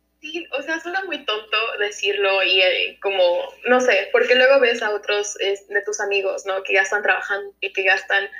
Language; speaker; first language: Spanish; early bilingual, heritage; Spanish